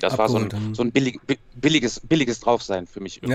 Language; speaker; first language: German; native; German